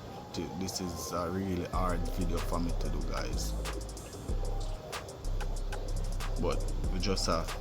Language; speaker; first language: English; native; English